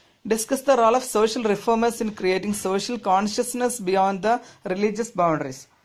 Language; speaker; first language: English; non-native, local second language; Malayalam